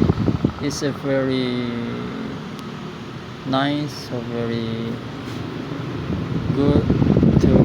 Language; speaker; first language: English; non-native, learner; Indonesian